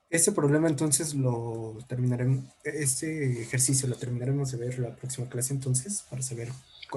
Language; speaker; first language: Spanish; native; Spanish